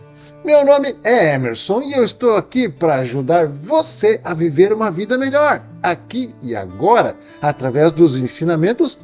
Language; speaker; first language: Portuguese; native; Portuguese